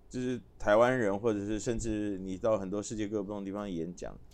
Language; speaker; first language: Chinese; native; Chinese